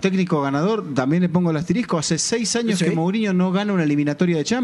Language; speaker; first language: Spanish; native; Spanish